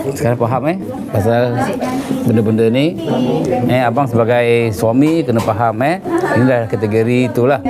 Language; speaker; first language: Malay; native; Malay